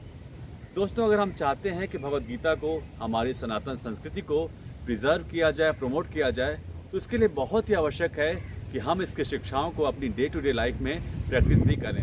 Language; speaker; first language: Hindi; native; Hindi